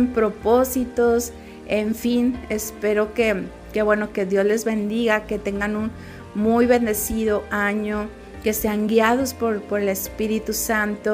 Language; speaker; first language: Spanish; native; Spanish